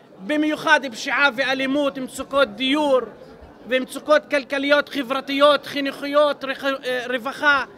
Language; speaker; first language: Hebrew; non-native, local second language; Arabic